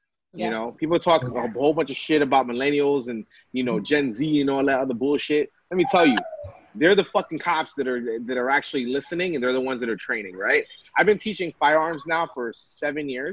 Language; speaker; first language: English; native; English